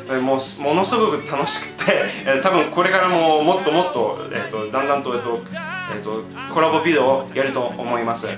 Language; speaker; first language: Japanese; non-native, fluent; English